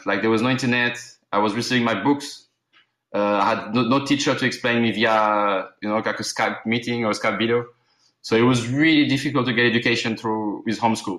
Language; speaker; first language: English; early bilingual, other home language; Arabic